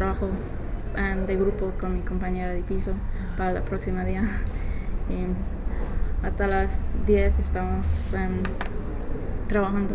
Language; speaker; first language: Spanish; non-native, fluent; English